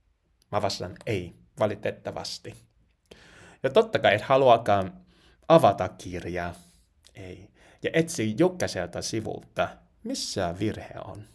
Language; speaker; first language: Finnish; non-native, learner; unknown